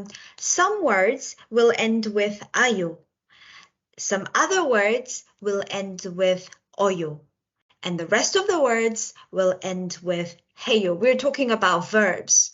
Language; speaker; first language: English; non-native, local second language; Korean